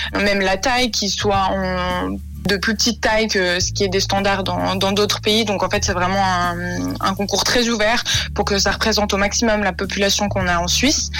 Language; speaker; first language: French; native; French